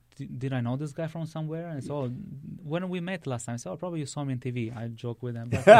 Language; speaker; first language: English; non-native, fluent; Italian